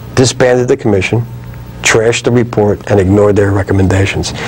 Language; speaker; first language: English; native; English